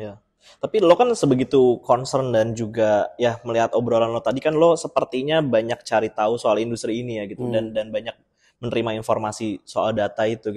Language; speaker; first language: Indonesian; native; Indonesian